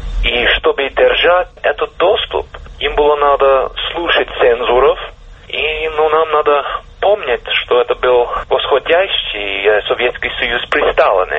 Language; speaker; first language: Russian; non-native, fluent; English